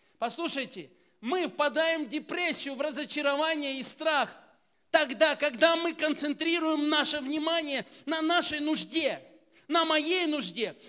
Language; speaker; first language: Russian; native; Russian